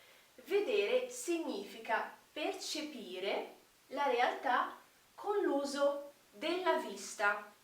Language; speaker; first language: Italian; non-native, fluent; Portuguese